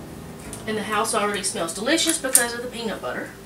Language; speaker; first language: English; native; English